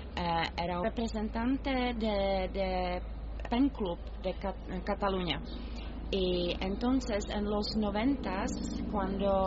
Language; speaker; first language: Spanish; non-native, learner; Czech